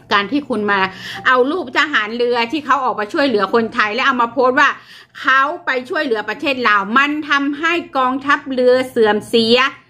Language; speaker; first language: Thai; native; Thai